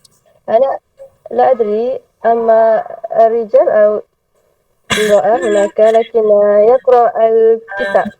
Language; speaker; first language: Arabic; non-native, learner; Malay